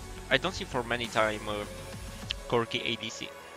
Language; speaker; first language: English; non-native, learner; Romanian